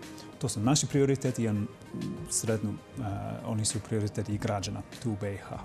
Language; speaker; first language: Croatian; non-native, fluent; English